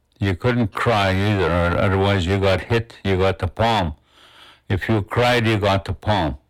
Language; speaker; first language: English; non-native, local second language; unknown